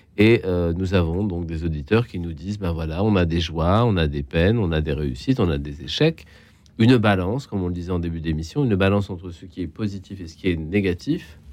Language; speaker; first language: French; native; French